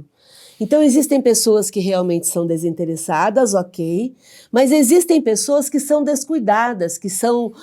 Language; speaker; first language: Portuguese; native; Portuguese